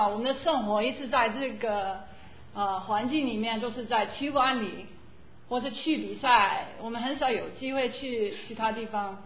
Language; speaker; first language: Chinese; non-native, fluent; English